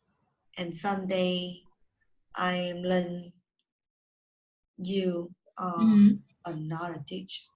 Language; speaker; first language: English; non-native, learner; Vietnamese